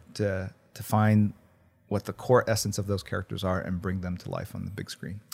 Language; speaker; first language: English; early bilingual, other home language; Korean